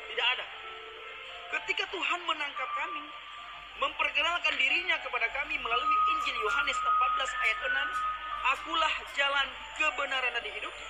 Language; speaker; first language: Indonesian; non-native, local second language; Achinese